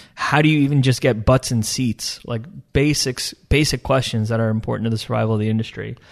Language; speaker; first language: English; early bilingual, other home language; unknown